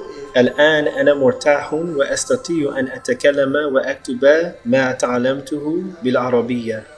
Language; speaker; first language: Arabic; non-native, fluent; English